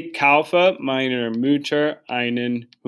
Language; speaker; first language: German; non-native, learner; English